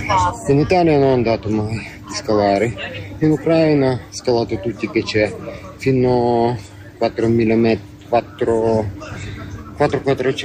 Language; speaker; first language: Italian; non-native, learner; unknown